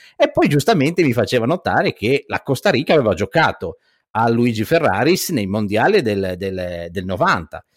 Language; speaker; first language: Italian; native; Italian